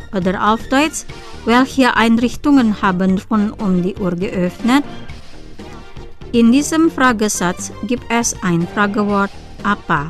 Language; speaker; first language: German; non-native, fluent; Indonesian